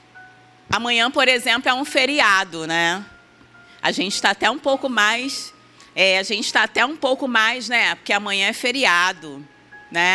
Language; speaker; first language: Portuguese; native; Portuguese